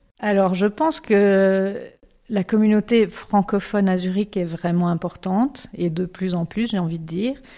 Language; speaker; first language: French; native; French